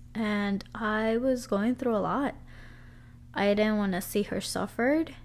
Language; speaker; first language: English; early bilingual, other home language; Spanish